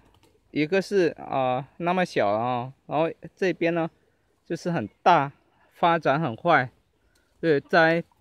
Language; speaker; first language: Chinese; early bilingual, heritage; Chinese